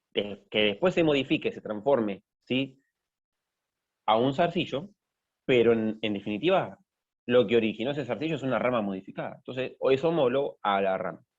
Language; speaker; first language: Spanish; native; Spanish